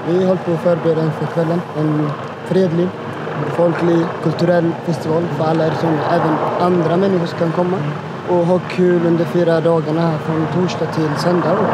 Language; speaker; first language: Swedish; non-native, fluent; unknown